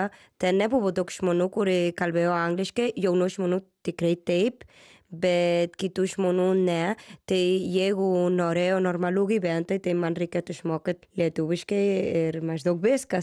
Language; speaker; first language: Lithuanian; non-native, learner; Spanish